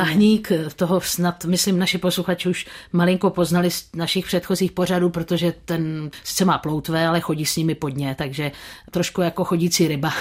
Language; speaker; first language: Czech; native; Czech